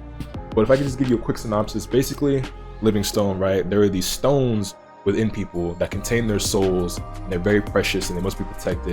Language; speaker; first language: English; native; English